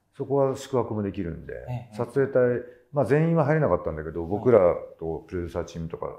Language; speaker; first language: Japanese; native; Japanese